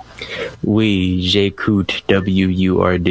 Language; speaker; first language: French; non-native, learner; English